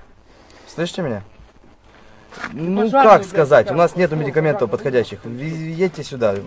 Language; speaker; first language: Russian; native; Russian